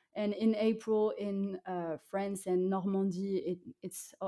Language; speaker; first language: English; non-native, fluent; French